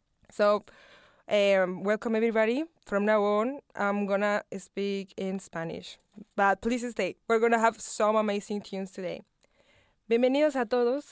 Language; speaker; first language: English; non-native, fluent; Spanish